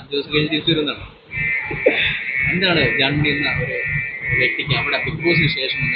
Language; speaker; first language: Malayalam; native; Malayalam